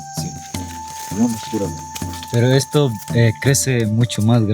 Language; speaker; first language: Spanish; non-native, local second language; Quechua